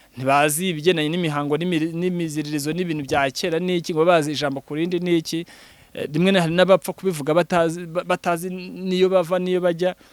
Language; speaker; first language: Kinyarwanda; native; Kinyarwanda